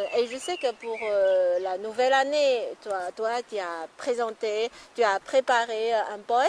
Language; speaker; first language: French; non-native, fluent; Chinese